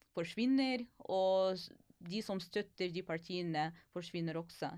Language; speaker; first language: Norwegian; non-native, fluent; Ukrainian